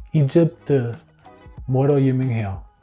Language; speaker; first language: Korean; non-native, learner; English